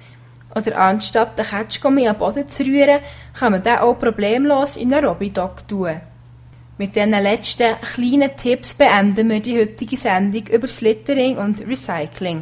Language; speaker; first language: German; native; German